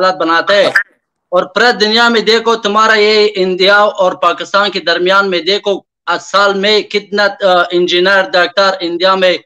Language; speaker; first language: Urdu; non-native, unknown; Persian